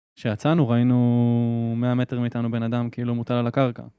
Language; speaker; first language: Hebrew; native; Hebrew